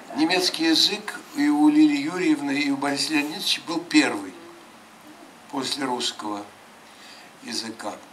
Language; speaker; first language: Russian; native; Russian